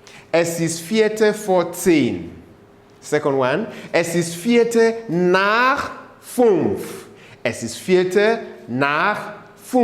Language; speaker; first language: German; non-native, fluent; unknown